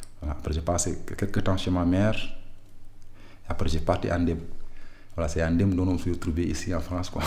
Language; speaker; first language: French; non-native, local second language; Wolof